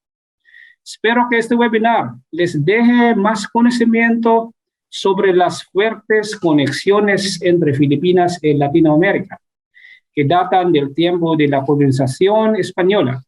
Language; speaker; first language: Spanish; non-native, fluent; Filipino